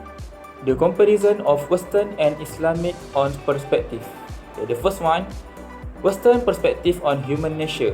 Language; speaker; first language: English; non-native, learner; Malay